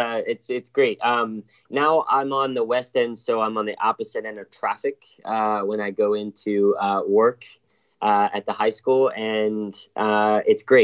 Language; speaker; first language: English; native; English